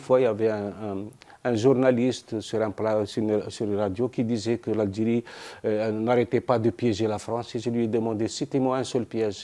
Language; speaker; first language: French; non-native, local second language; Arabic